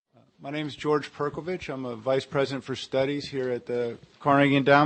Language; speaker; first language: English; native; English